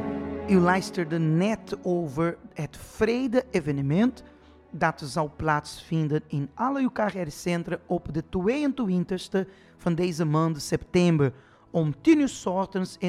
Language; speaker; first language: Dutch; non-native, fluent; Portuguese